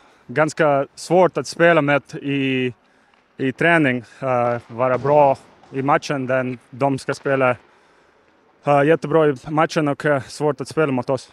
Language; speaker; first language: Swedish; non-native, learner; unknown